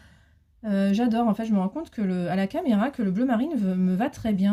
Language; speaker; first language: French; native; French